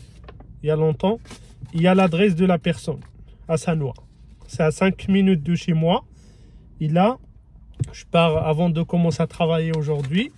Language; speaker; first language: French; non-native, fluent; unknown